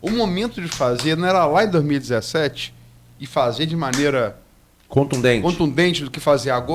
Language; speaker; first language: Portuguese; native; Portuguese